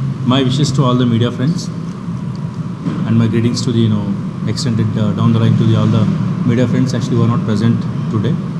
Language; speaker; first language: English; non-native, local second language; Telugu